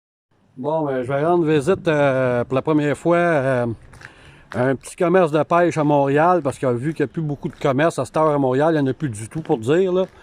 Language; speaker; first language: French; native; French